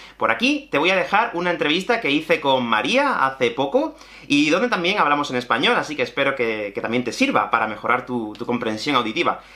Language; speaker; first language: Spanish; native; Spanish